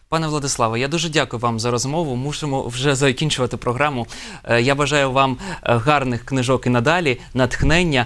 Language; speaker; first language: Ukrainian; native; Ukrainian